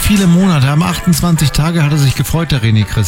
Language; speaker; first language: German; native; German